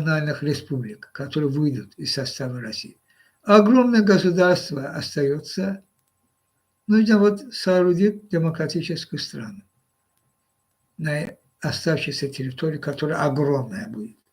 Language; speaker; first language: Russian; non-native, local second language; Azerbaijani